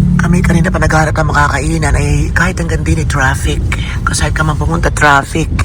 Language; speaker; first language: Filipino; native; Filipino